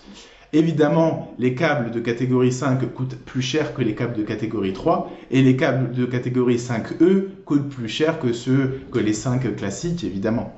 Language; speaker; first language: French; native; French